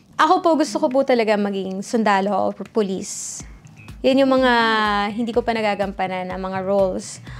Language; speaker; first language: Filipino; early bilingual, heritage; Filipino